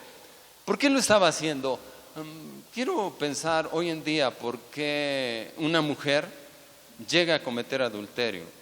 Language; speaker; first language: Spanish; native; Spanish